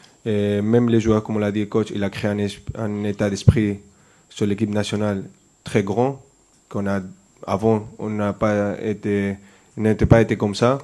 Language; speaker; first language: French; non-native, fluent; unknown